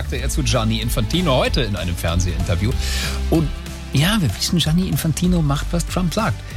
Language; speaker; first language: German; native; German